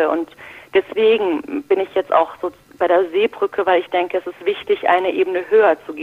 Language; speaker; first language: German; early bilingual, other home language; Turkish